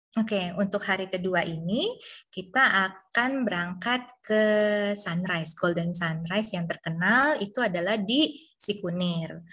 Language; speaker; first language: Indonesian; native; Indonesian